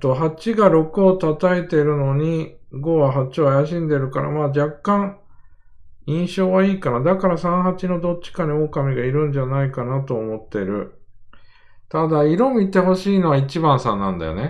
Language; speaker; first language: Japanese; native; Japanese